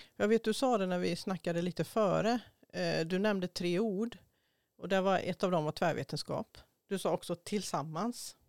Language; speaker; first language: Swedish; native; Swedish